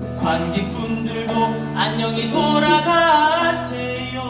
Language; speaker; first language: Korean; native; Korean